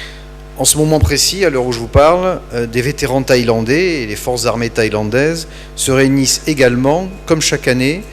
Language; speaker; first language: French; native; French